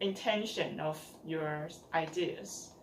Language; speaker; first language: English; non-native, learner; Chinese